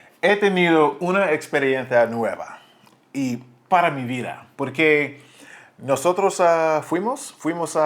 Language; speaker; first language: Spanish; non-native, learner; English